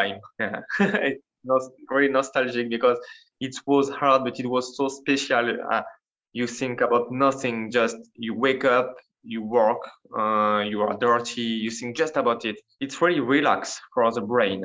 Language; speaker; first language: English; non-native, learner; French